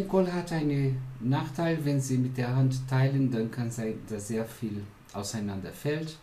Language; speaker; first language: German; non-native, fluent; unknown